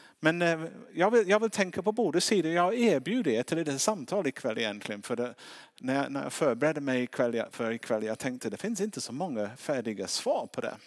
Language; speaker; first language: Swedish; non-native, fluent; English